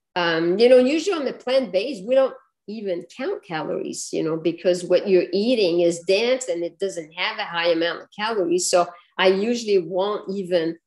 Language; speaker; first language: English; non-native, fluent; French